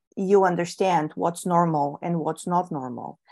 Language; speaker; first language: English; non-native, fluent; Bulgarian